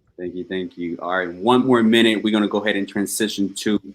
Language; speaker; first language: English; early bilingual, other home language; Spanish